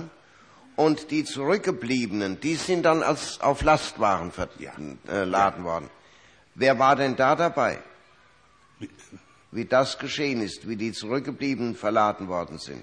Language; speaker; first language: German; native; German